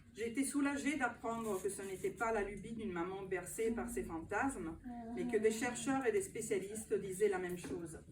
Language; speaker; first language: French; non-native, fluent; Italian